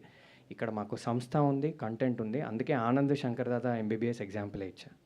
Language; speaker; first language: Telugu; native; Telugu